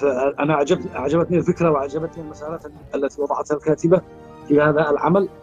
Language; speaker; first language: Arabic; native; Arabic